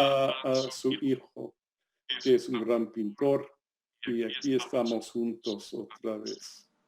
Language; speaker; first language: Spanish; non-native, fluent; English